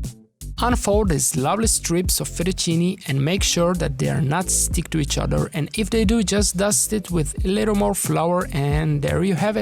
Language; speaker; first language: English; non-native, fluent; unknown